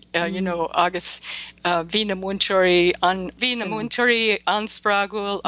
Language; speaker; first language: Irish; non-native, learner; English